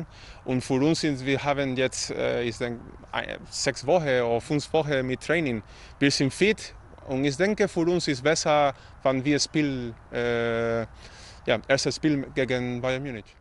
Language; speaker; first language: German; non-native, learner; Spanish